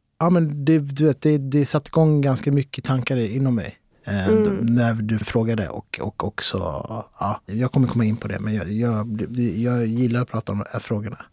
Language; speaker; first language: Swedish; early bilingual, other home language; Arabic